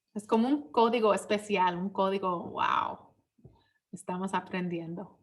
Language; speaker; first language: Spanish; non-native, fluent; English